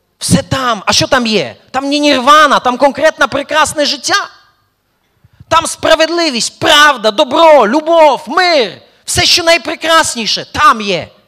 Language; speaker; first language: Ukrainian; early bilingual, heritage; Ukrainian